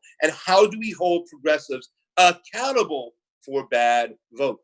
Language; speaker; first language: English; native; English